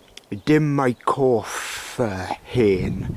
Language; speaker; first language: Welsh; non-native, learner; English